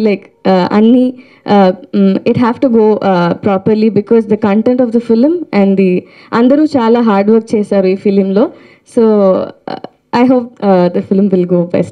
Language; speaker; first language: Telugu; non-native, learner; Tamil